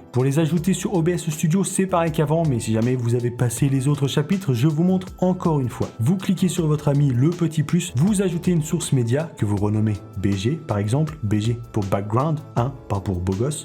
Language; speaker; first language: French; native; French